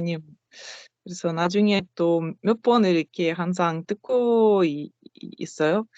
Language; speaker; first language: Korean; non-native, learner; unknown